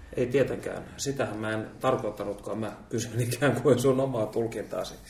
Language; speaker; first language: Finnish; native; Finnish